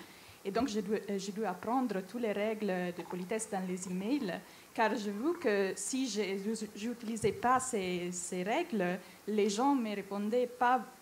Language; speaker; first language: French; non-native, fluent; German